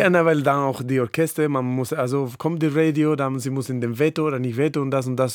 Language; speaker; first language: German; non-native, fluent; Spanish